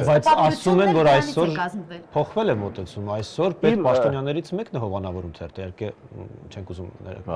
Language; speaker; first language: Armenian; native; Armenian